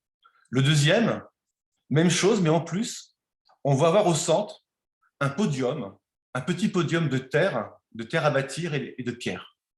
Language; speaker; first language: French; native; French